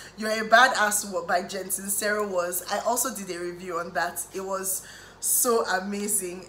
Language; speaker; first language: English; native; English